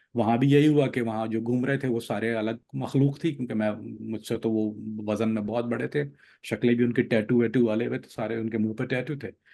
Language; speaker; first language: Urdu; native; Urdu